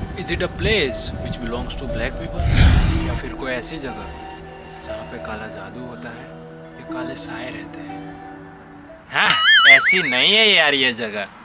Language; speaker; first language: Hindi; non-native, local second language; Gujarati